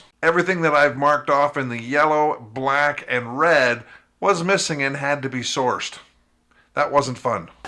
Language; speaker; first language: English; native; English